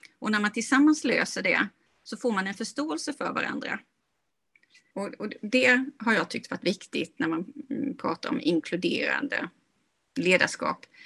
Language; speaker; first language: Swedish; native; Swedish